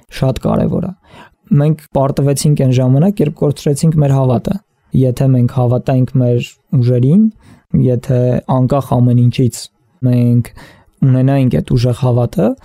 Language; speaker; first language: Armenian; native; Armenian